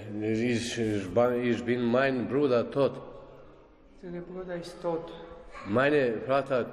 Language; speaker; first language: German; non-native, learner; Albanian